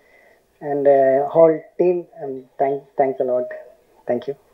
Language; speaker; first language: Tamil; non-native, learner; Malayalam